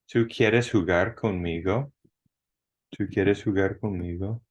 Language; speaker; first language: Spanish; non-native, fluent; English